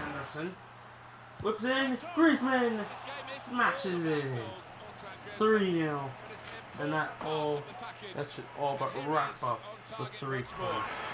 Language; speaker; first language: English; native; English